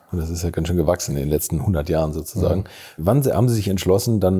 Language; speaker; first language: German; native; German